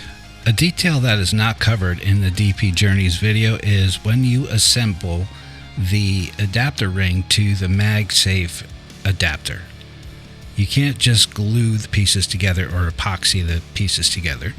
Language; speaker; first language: English; native; English